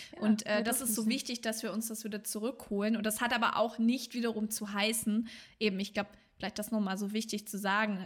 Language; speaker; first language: German; native; German